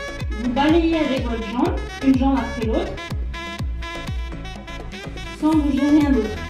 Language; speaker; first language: French; native; French